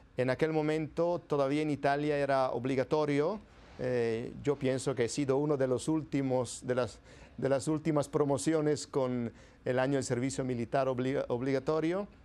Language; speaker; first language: Spanish; non-native, fluent; Italian